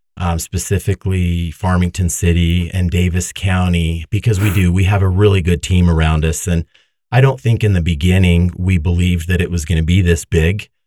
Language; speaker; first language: English; native; English